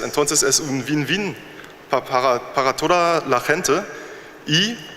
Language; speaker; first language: Spanish; non-native, learner; German